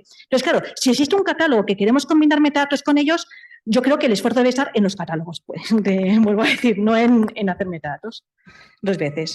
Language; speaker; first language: Spanish; native; Spanish